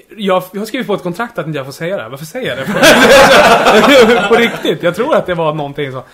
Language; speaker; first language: Swedish; native; Swedish